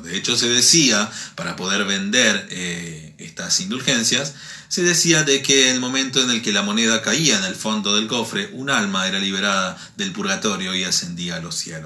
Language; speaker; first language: Spanish; native; Spanish